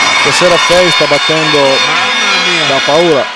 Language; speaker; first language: Italian; native; Italian